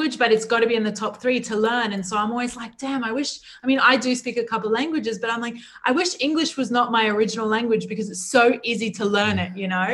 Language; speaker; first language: English; native; English